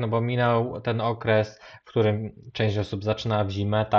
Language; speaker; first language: Polish; native; Polish